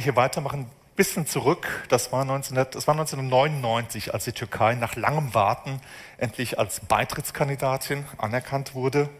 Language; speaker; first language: German; native; German